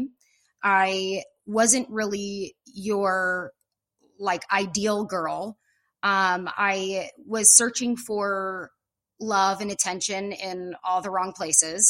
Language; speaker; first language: English; native; English